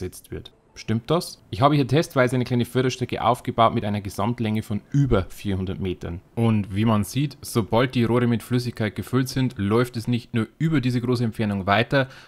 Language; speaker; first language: German; native; German